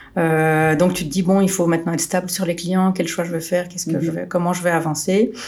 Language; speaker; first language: French; early bilingual, other home language; Portuguese